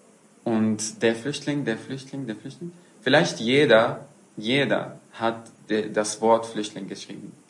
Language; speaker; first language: German; non-native, fluent; Arabic